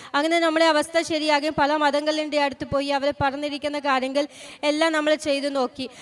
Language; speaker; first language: Malayalam; non-native, fluent; Punjabi